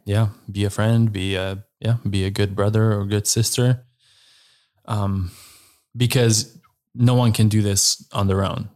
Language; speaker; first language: English; non-native, fluent; Slovenian